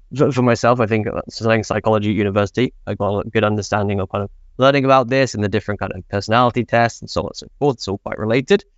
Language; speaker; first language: English; native; English